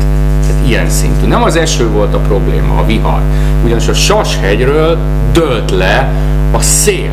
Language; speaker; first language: Hungarian; native; Hungarian